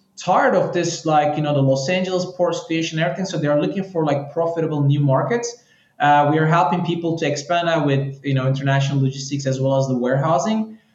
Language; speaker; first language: English; non-native, fluent; Turkish